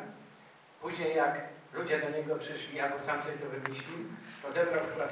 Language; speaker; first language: Polish; native; Polish